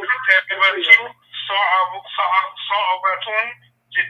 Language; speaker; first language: Arabic; non-native, learner; English